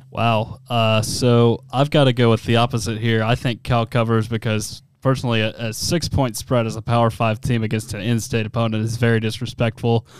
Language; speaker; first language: English; native; English